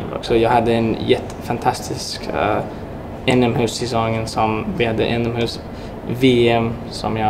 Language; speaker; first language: Swedish; early bilingual, heritage; English